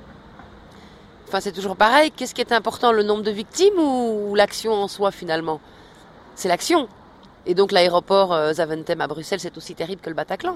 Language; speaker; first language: French; native; French